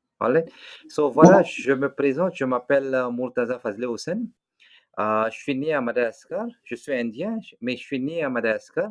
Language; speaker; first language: French; non-native, fluent; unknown